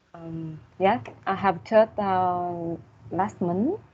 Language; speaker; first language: English; non-native, learner; Vietnamese